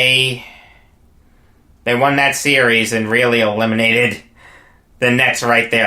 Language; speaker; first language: English; native; English